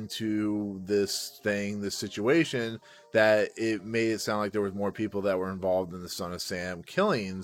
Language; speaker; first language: English; native; English